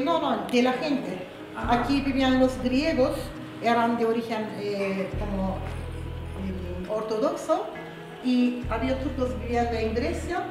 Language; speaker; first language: Spanish; non-native, fluent; Turkish